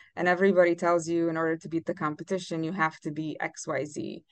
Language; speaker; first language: English; non-native, fluent; Romanian